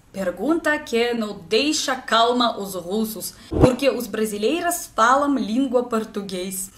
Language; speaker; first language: Portuguese; non-native, learner; Russian